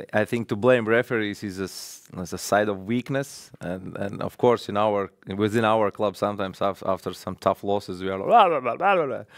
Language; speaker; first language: English; non-native, fluent; Latvian